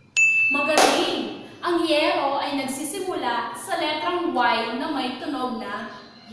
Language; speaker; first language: Filipino; native; Filipino